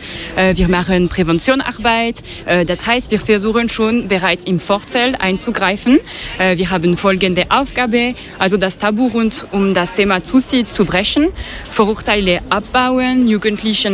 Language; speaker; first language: German; non-native, local second language; French